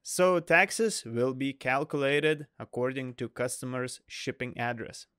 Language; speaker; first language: English; non-native, fluent; Lithuanian